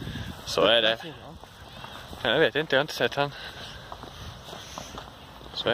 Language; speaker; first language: Swedish; native; Swedish